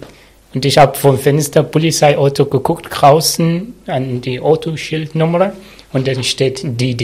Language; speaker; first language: German; non-native, learner; Arabic